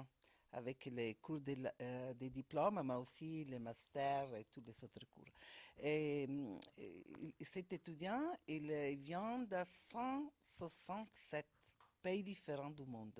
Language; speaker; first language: French; non-native, fluent; Italian